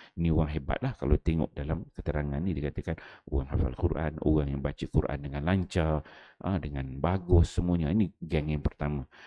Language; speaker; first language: Malay; native; Malay